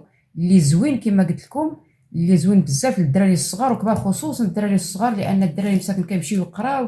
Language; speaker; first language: Arabic; native; Arabic